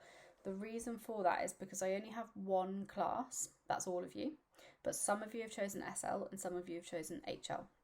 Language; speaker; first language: English; native; English